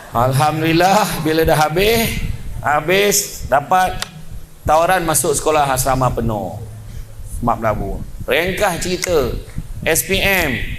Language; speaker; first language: Malay; native; Malay